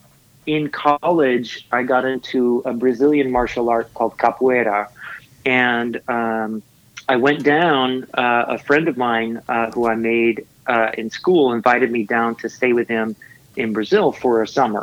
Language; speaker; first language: English; native; English